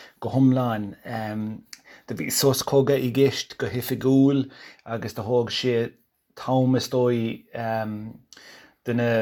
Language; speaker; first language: Irish; non-native, local second language; English